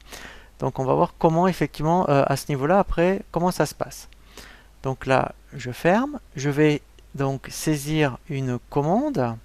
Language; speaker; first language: French; native; French